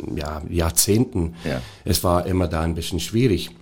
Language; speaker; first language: German; non-native, fluent; English